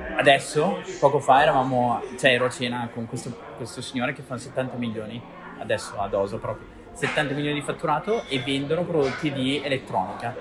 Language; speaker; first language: Italian; early bilingual, other home language; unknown